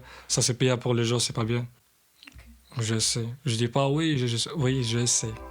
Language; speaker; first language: French; non-native, learner; Arabic